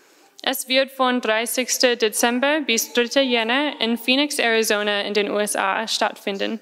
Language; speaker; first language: German; non-native, fluent; English